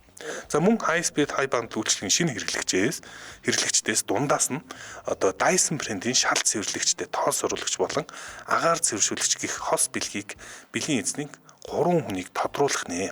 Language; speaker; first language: Mongolian; native; Mongolian